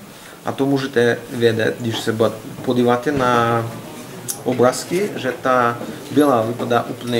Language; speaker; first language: Czech; non-native, learner; Russian